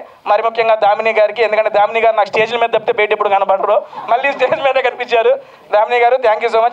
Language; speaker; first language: Telugu; native; Telugu